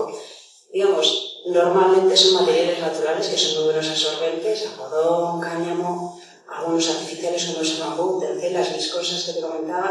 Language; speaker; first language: Spanish; native; Spanish